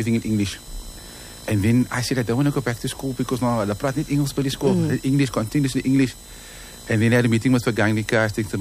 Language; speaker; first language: English; non-native, local second language; Afrikaans